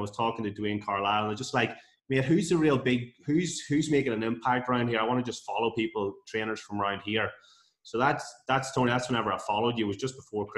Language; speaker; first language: English; native; English